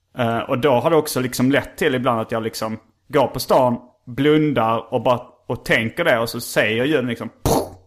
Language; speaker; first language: Swedish; native; Swedish